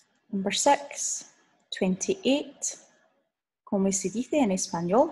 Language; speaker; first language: Spanish; non-native, fluent; English